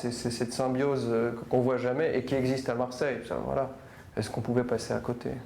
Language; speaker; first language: French; native; French